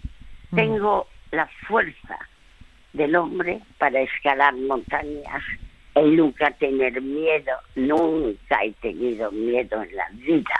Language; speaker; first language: Spanish; early bilingual, other home language; French